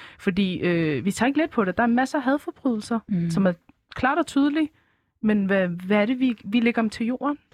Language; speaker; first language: Danish; early bilingual, other home language; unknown